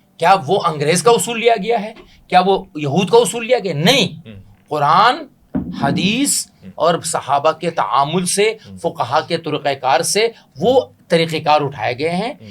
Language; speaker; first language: Urdu; non-native, local second language; Pashto